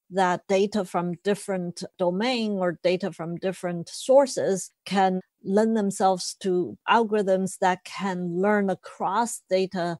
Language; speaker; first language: English; non-native, fluent; Chinese